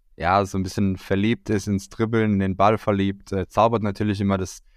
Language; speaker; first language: German; early bilingual, other home language; Croatian